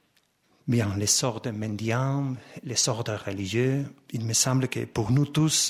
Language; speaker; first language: French; non-native, fluent; Spanish